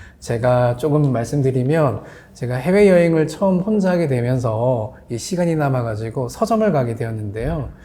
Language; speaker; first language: Korean; native; Korean